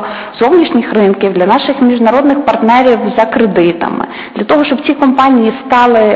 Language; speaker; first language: Ukrainian; native; Ukrainian